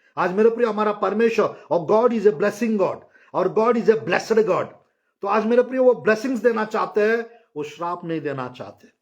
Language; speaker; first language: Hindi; non-native, local second language; Telugu